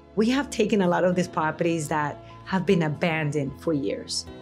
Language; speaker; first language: English; early bilingual, other home language; Spanish